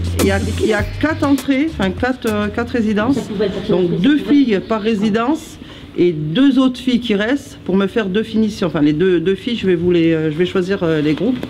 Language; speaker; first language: French; native; French